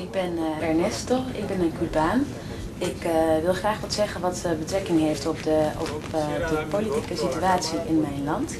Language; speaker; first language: Dutch; non-native, fluent; Spanish